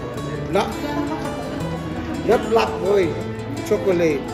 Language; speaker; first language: English; non-native, learner; Filipino